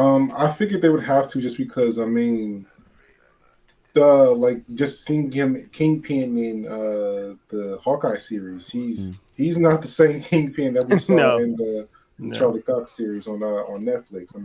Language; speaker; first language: English; native; English